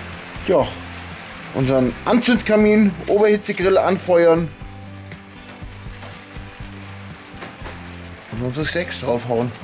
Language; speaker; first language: German; native; German